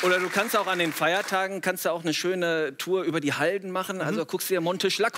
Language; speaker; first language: German; native; German